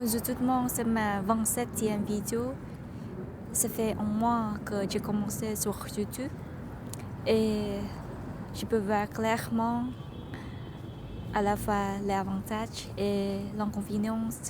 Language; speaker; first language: French; non-native, learner; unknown